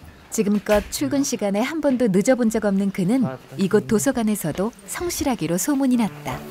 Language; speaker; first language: Korean; native; Korean